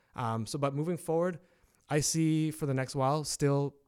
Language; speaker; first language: English; native; English